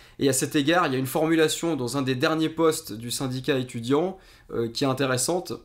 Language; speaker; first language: French; native; French